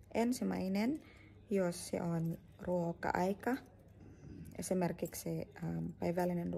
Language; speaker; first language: Finnish; non-native, learner; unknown